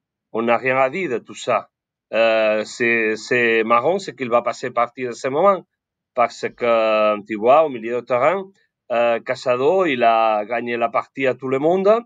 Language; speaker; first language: French; non-native, fluent; Spanish